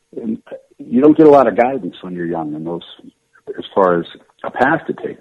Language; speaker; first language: English; native; English